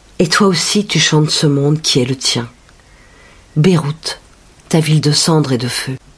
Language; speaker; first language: French; native; French